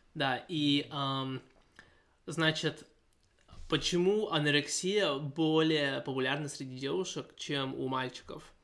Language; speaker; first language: Russian; early bilingual, heritage; Russian